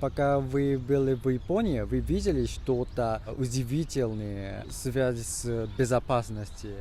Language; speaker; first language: Russian; non-native, fluent; Japanese